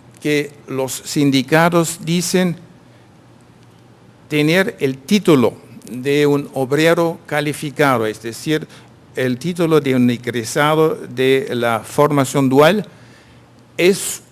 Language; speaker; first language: Spanish; non-native, fluent; German